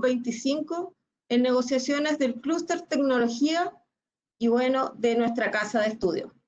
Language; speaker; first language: Spanish; native; Spanish